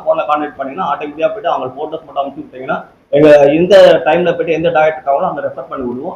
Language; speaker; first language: Tamil; native; Tamil